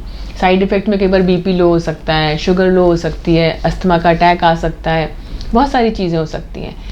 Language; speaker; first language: Hindi; native; Hindi